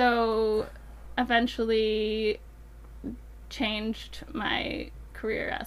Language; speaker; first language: English; native; English